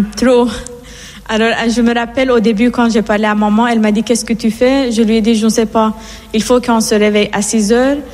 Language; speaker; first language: French; non-native, fluent; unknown